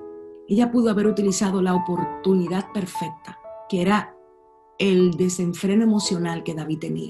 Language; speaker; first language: Spanish; native; Spanish